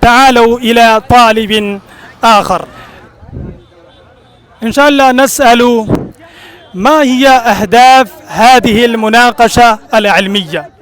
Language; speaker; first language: Arabic; non-native, fluent; Urdu